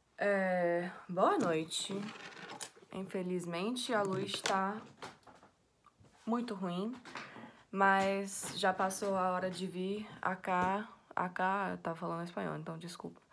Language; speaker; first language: Portuguese; non-native, fluent; English